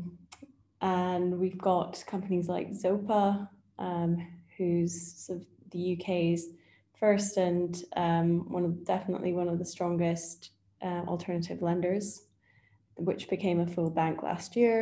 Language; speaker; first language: English; native; English